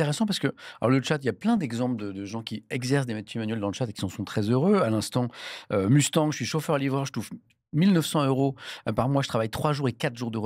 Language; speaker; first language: French; native; French